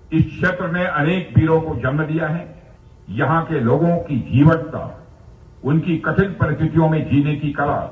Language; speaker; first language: Hindi; native; Hindi